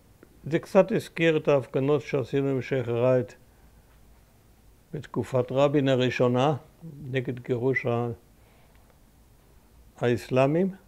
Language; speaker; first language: Hebrew; early bilingual, other home language; German